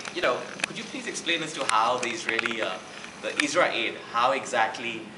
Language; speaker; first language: English; non-native, local second language; Gujarati